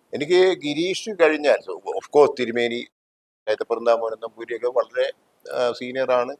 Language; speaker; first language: Malayalam; native; Malayalam